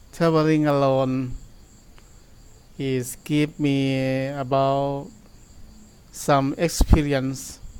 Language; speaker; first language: English; non-native, learner; Thai